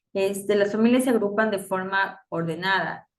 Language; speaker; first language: Spanish; native; Spanish